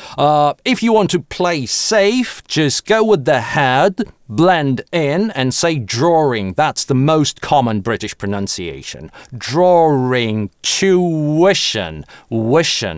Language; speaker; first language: English; non-native, fluent; Russian